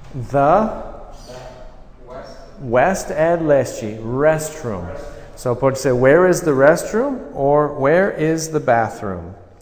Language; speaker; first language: English; native; English